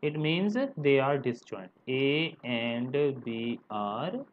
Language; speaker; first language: English; non-native, local second language; Punjabi